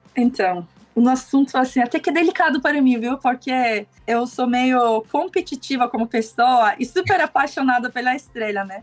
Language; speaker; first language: Portuguese; non-native, fluent; Turkish